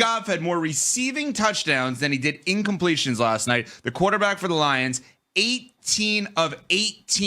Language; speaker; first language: English; native; English